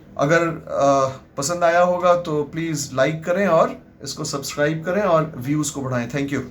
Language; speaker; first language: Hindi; native; Hindi